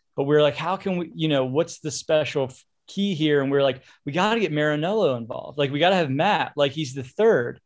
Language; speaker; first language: English; native; English